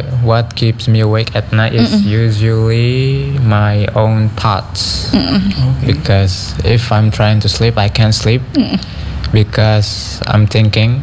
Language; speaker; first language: English; non-native, fluent; Indonesian